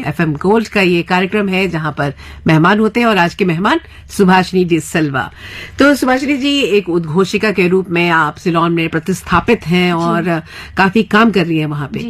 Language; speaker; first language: Hindi; native; Hindi